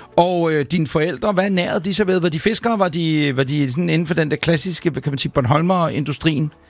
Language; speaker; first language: Danish; native; Danish